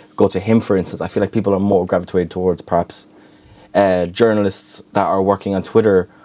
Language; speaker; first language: English; native; English